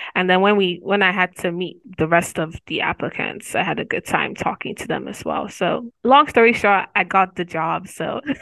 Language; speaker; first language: English; non-native, local second language; Yoruba